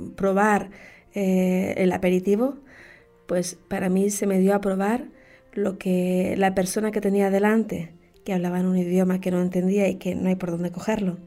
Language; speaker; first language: Spanish; native; Spanish